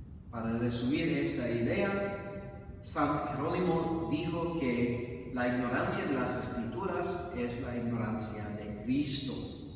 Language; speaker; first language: Spanish; non-native, fluent; English